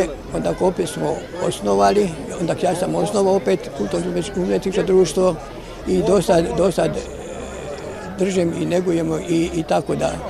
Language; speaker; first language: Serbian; non-native, local second language; Hungarian